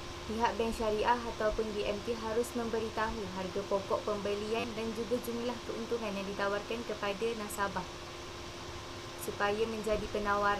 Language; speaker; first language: Malay; native; Malay